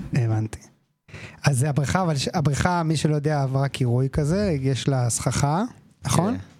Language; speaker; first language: Hebrew; native; Hebrew